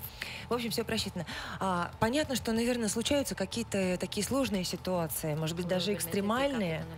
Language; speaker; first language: Russian; native; Russian